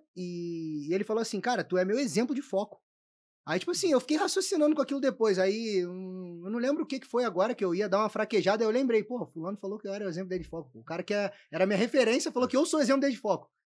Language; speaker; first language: Portuguese; native; Portuguese